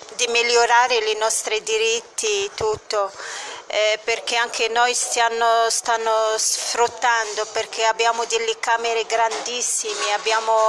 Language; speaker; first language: Italian; non-native, fluent; Arabic